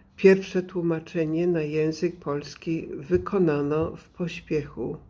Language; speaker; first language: Polish; early bilingual, other home language; English